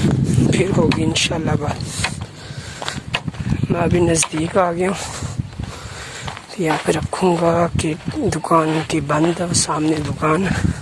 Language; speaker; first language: Hindi; non-native, local second language; Punjabi